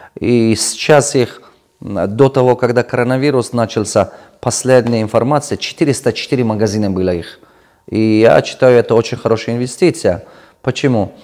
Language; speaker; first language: Russian; non-native, local second language; Tajik